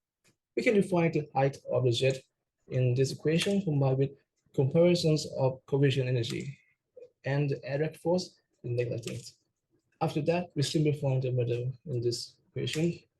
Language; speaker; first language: English; non-native, learner; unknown